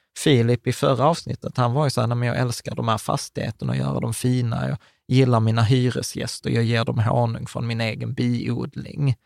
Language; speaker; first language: Swedish; early bilingual, other home language; Czech